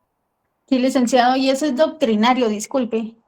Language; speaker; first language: Spanish; native; Spanish